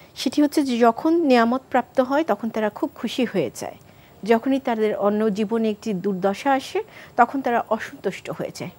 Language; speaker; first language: Bangla; native; Bangla